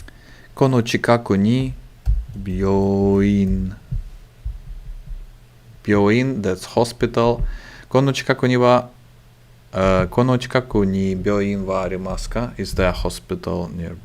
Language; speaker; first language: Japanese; non-native, learner; English